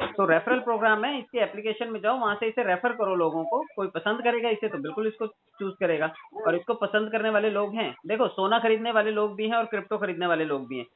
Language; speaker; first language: Hindi; native; Hindi